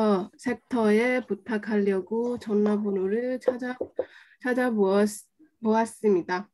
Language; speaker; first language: Korean; non-native, learner; Burmese